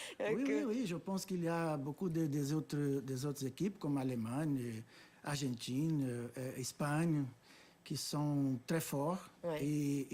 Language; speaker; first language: French; non-native, fluent; Portuguese